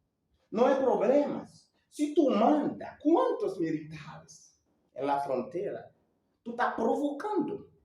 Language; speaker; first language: Spanish; non-native, learner; Haitian Creole